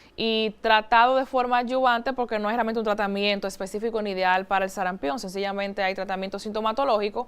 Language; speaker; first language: Spanish; native; Spanish